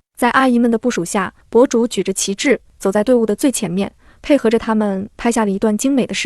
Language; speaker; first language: Chinese; native; Chinese